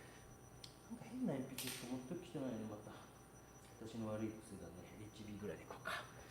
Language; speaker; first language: Japanese; native; Japanese